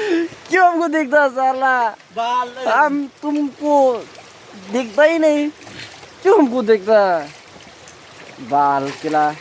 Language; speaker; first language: Hindi; non-native, local second language; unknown